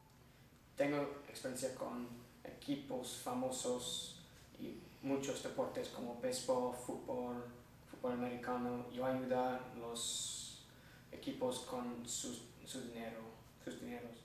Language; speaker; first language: Spanish; non-native, learner; English